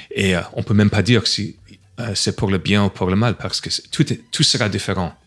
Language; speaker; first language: French; non-native, fluent; English